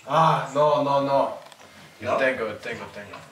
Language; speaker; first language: Spanish; non-native, learner; English